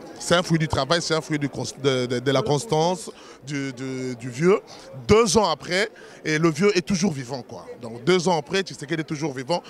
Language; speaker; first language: French; non-native, local second language; Lingala